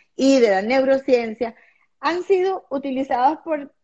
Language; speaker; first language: Spanish; native; Spanish